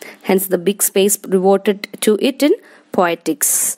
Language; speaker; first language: English; non-native, local second language; Malayalam